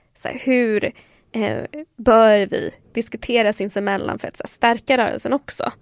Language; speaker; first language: Swedish; early bilingual, other home language; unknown